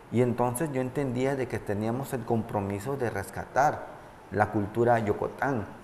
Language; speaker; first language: Spanish; non-native, local second language; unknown